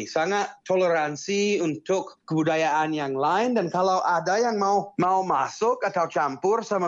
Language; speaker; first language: Indonesian; non-native, fluent; English